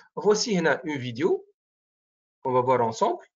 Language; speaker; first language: French; non-native, local second language; Arabic